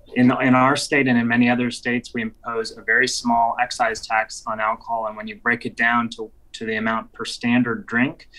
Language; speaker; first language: English; native; English